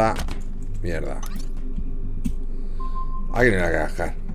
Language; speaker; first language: Spanish; native; Spanish